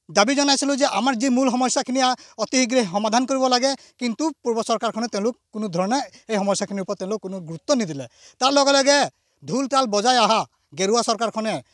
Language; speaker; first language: Assamese; non-native, local second language; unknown